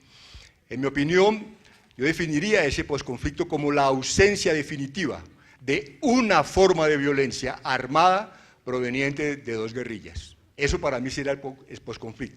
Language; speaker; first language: Spanish; native; Spanish